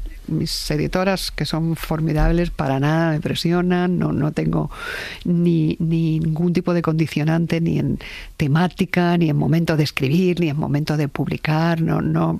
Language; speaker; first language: Spanish; native; Spanish